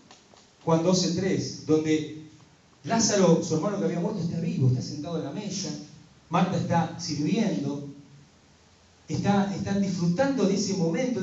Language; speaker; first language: Spanish; native; Spanish